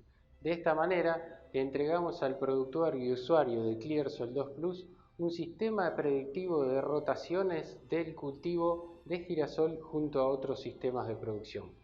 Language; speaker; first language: Spanish; native; Spanish